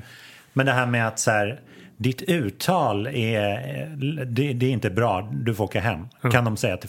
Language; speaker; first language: Swedish; native; Swedish